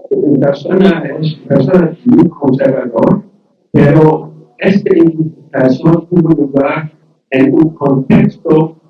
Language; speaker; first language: Spanish; non-native, learner; English